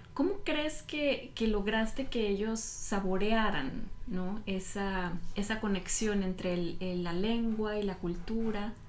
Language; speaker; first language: Spanish; native; Spanish